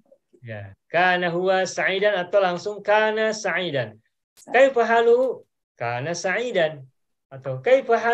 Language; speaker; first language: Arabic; non-native, fluent; Indonesian